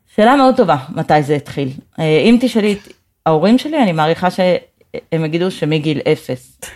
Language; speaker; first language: Hebrew; native; Hebrew